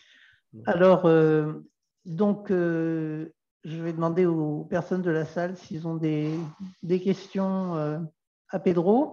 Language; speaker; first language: French; native; French